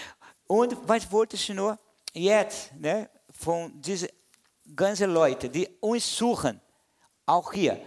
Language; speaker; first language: German; non-native, learner; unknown